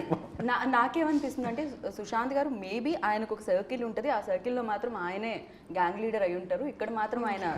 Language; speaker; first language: Telugu; native; Telugu